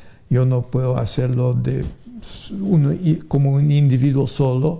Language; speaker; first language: Spanish; non-native, fluent; English